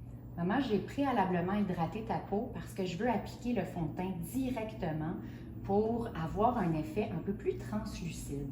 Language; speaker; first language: French; native; French